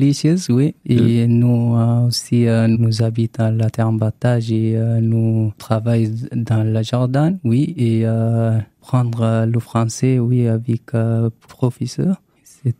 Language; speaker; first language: French; non-native, learner; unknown